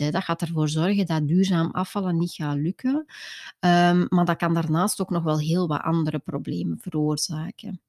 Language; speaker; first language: Dutch; native; Dutch